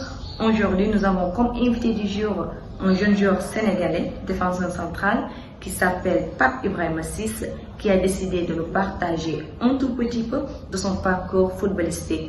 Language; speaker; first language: French; non-native, local second language; Wolof